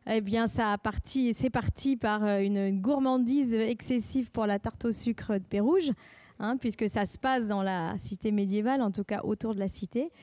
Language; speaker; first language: French; native; French